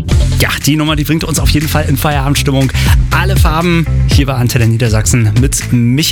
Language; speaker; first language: German; native; German